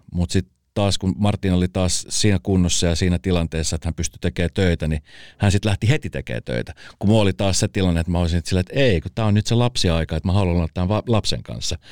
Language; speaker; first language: Finnish; early bilingual, other home language; Spanish